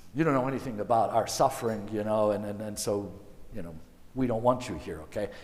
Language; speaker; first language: English; early bilingual, other home language; Ukrainian